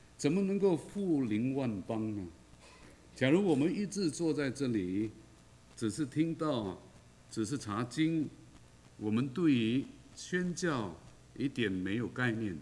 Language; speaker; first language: Chinese; native; Chinese